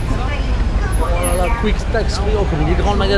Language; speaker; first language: French; native; French